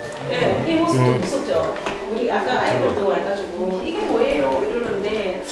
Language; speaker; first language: Korean; native; Korean